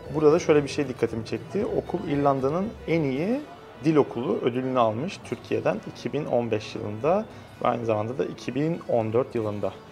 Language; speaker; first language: Turkish; native; Turkish